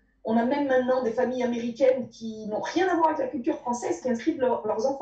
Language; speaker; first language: French; native; French